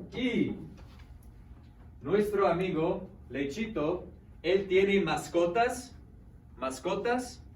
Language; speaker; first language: Spanish; non-native, fluent; English